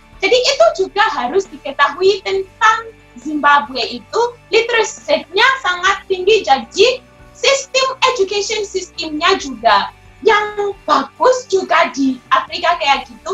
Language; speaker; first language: Indonesian; non-native, fluent; Shona